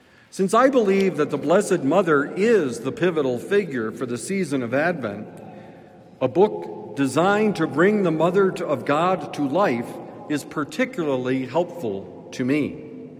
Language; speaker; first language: English; native; English